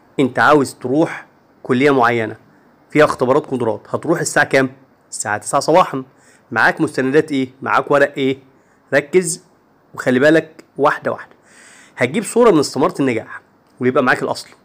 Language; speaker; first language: Arabic; native; Arabic